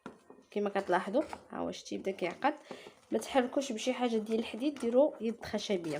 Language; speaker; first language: Arabic; native; Arabic